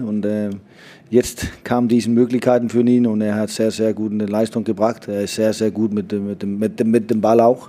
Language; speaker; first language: German; non-native, fluent; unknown